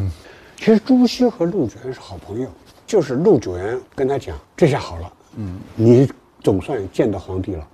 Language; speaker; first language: Chinese; native; Chinese